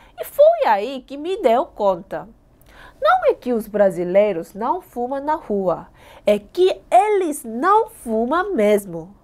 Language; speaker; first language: Portuguese; non-native, fluent; Korean